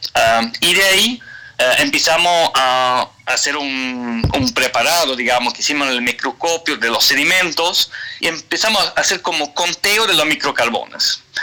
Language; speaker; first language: Spanish; non-native, fluent; Swedish